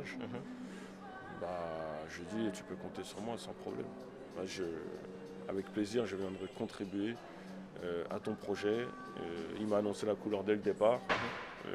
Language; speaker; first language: French; native; French